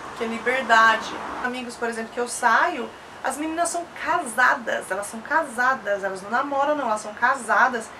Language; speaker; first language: Portuguese; native; Portuguese